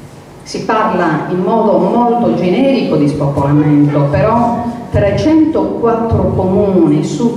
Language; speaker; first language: Italian; native; Italian